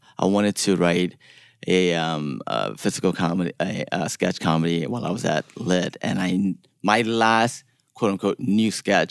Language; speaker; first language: English; early bilingual, other home language; Korean